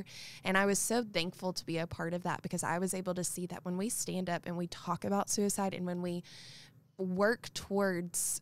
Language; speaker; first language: English; native; English